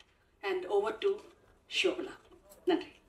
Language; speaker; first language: Tamil; native; Tamil